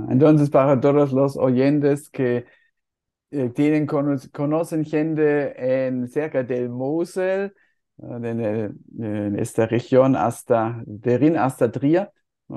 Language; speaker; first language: Spanish; non-native, fluent; German